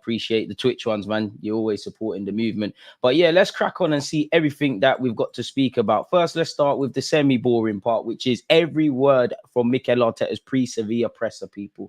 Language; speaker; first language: English; native; English